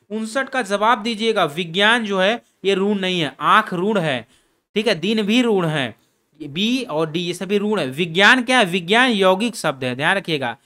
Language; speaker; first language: Hindi; native; Hindi